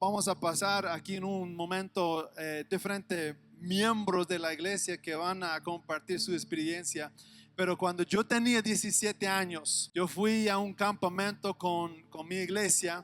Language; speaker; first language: Spanish; non-native, fluent; English